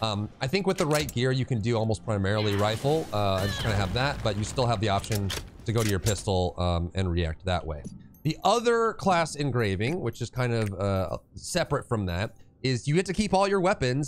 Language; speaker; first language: English; native; English